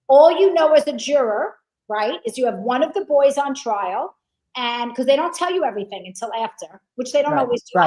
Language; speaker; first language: English; native; English